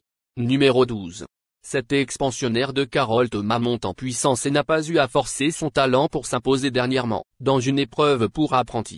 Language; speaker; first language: French; native; French